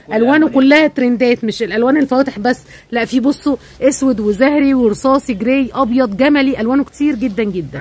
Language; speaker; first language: Arabic; native; Arabic